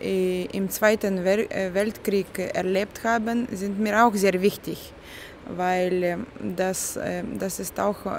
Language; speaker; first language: German; non-native, fluent; Lithuanian